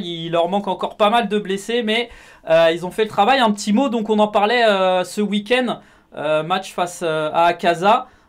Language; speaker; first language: French; native; French